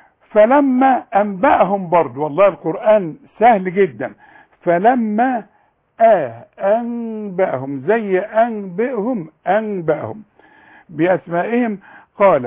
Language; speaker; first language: Arabic; native; Arabic